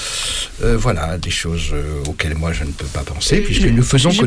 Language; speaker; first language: French; native; French